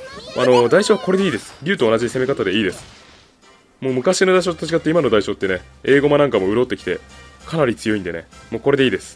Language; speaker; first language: Japanese; native; Japanese